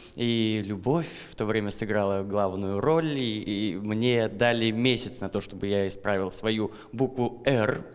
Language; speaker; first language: Russian; native; Russian